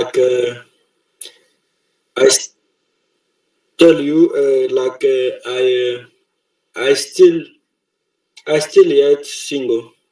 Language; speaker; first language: English; non-native, learner; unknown